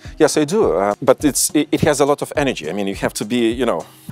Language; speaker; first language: English; non-native, fluent; Lithuanian